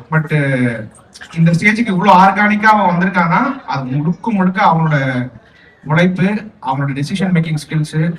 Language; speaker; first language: Tamil; native; Tamil